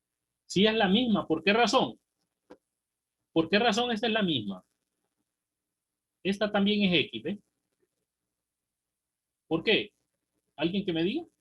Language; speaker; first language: Spanish; native; Spanish